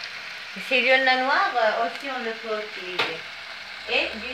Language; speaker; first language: French; non-native, fluent; Arabic